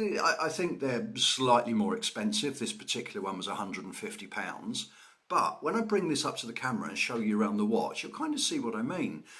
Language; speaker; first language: English; native; English